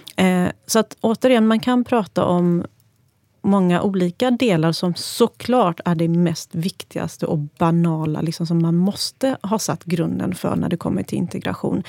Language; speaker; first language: Swedish; early bilingual, other home language; Persian